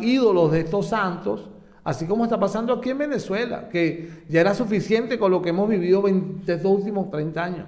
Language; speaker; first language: Spanish; native; Spanish